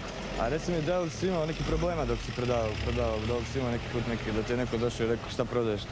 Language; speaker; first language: Croatian; native; Croatian